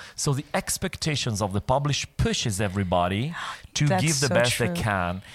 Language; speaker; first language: English; non-native, fluent; Italian